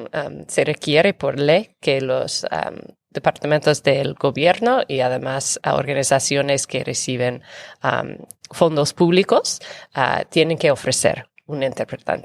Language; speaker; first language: Spanish; non-native, fluent; English